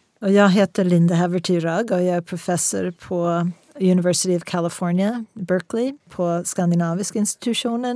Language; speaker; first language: Swedish; non-native, fluent; English